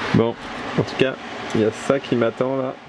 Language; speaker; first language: French; native; French